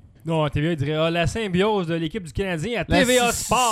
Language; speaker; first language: French; native; French